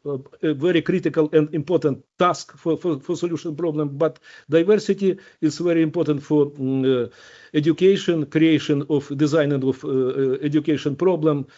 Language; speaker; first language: English; non-native, learner; Ukrainian